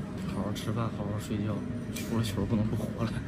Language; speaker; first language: Chinese; native; Chinese